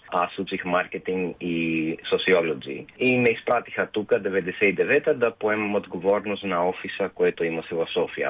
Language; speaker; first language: Bulgarian; non-native, fluent; Greek